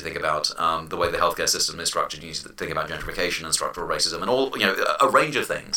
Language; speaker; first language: English; native; English